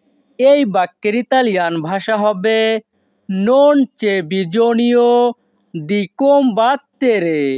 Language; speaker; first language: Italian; non-native, fluent; Bangla